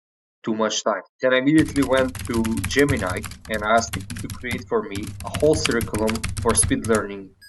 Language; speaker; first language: English; non-native, fluent; Macedonian